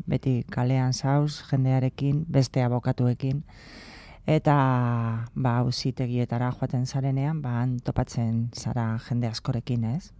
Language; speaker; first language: Basque; non-native, local second language; Spanish